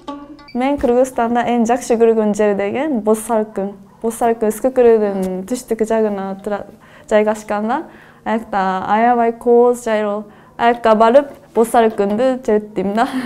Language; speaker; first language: Kyrgyz; non-native, fluent; Japanese